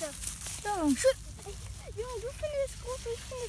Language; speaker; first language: German; early bilingual, other home language; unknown